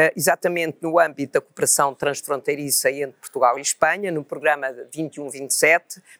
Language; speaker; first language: Portuguese; native; Portuguese